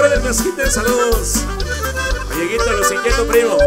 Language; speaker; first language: Spanish; native; Spanish